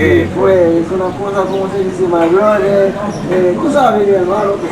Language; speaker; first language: Spanish; non-native, local second language; Haitian Creole